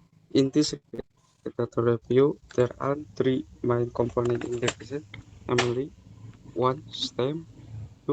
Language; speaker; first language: English; non-native, learner; Indonesian